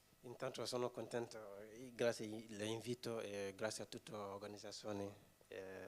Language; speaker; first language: Italian; non-native, fluent; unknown